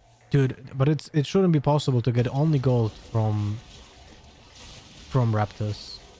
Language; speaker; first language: English; non-native, fluent; Polish